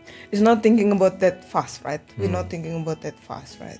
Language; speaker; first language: English; non-native, learner; Indonesian